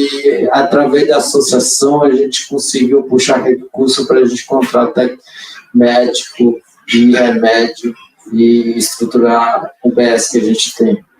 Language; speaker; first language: Portuguese; non-native, local second language; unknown